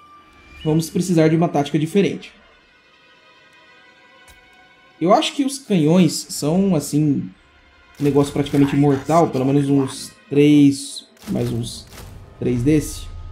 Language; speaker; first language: Portuguese; native; Portuguese